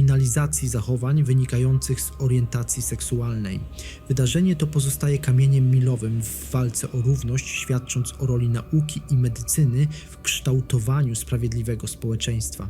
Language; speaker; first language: Polish; native; Polish